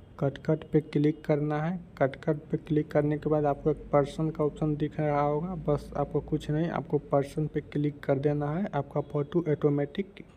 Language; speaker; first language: Hindi; native; Hindi